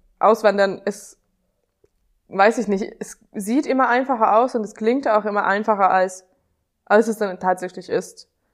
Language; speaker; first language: German; non-native, fluent; Hungarian